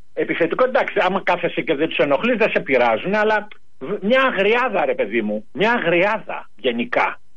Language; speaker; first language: Greek; native; Greek